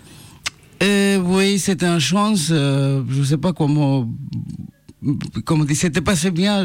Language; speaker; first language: French; non-native, learner; Bangla